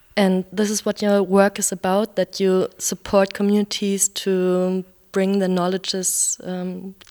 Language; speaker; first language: English; non-native, fluent; German